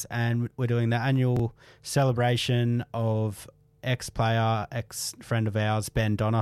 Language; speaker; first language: English; native; English